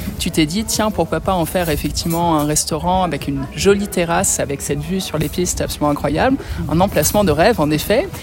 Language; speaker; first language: French; native; French